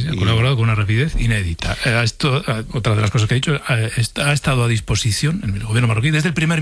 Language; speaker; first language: Spanish; native; Spanish